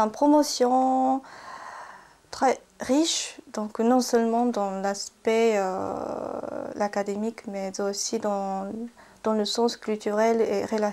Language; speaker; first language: French; non-native, fluent; Japanese